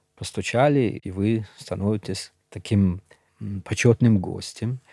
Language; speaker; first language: Russian; non-native, local second language; Shughni